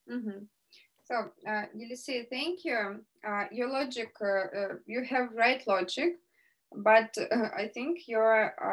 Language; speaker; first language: English; non-native, fluent; Russian